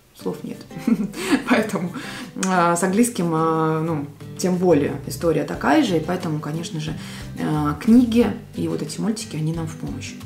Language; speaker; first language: Russian; non-native, local second language; Latvian